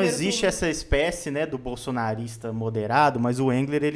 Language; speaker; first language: Portuguese; native; Portuguese